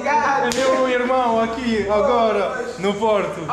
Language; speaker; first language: Portuguese; non-native, learner; French